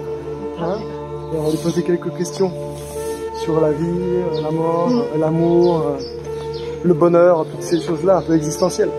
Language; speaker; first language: French; native; French